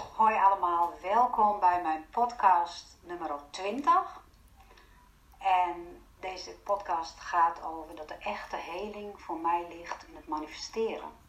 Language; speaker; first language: Dutch; non-native, fluent; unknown